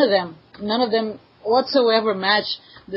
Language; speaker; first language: English; non-native, fluent; Portuguese